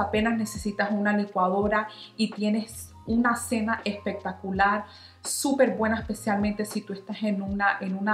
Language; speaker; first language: Spanish; non-native, fluent; English